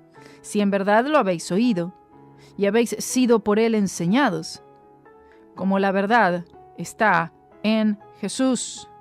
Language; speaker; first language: Spanish; native; Spanish